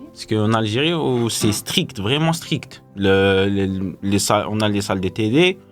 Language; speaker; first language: French; non-native, local second language; Kabyle